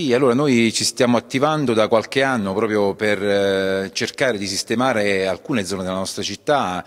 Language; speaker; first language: Italian; native; Italian